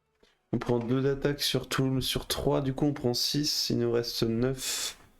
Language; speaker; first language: French; native; French